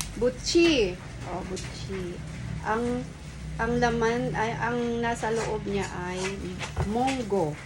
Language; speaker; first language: Filipino; non-native, local second language; Iloko